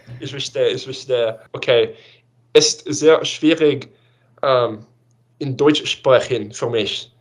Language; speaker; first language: German; non-native, learner; English